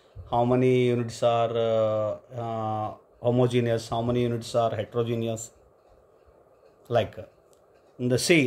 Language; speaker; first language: English; non-native, local second language; Telugu